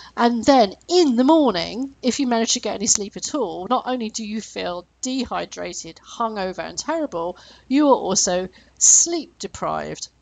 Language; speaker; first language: English; native; English